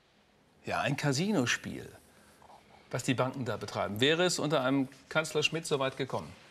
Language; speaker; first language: German; native; German